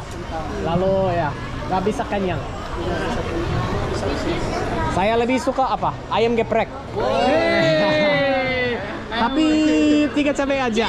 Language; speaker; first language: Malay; non-native, learner; English